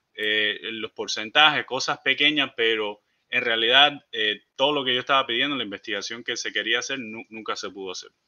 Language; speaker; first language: Spanish; early bilingual, heritage; Spanish